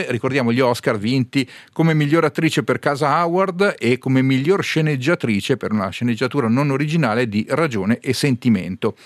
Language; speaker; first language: Italian; native; Italian